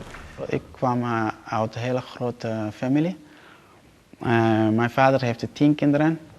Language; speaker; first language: Dutch; non-native, learner; Somali